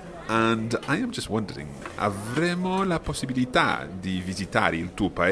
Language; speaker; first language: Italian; non-native, fluent; English